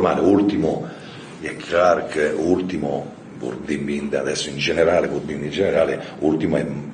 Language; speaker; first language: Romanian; non-native, fluent; Italian